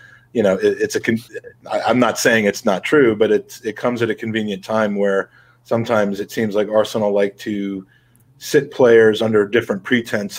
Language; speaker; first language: English; native; English